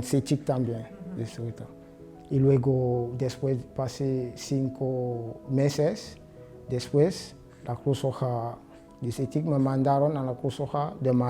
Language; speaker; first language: Spanish; non-native, learner; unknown